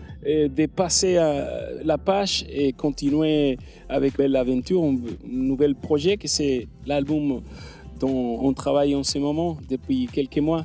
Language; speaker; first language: French; non-native, fluent; Spanish